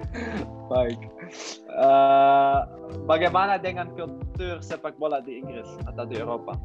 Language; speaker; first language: Indonesian; non-native, learner; Dutch